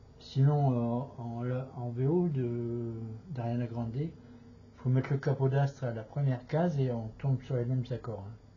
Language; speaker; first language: French; native; French